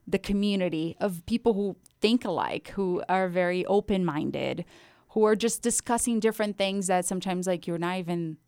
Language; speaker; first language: English; non-native, fluent; Portuguese